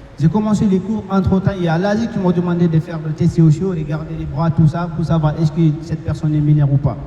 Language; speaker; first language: French; non-native, local second language; Fula